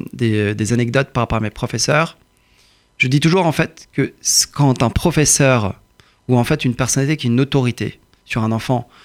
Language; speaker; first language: French; early bilingual, other home language; Persian